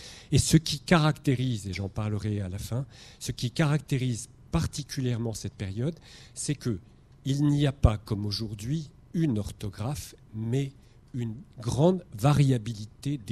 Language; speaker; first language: French; native; French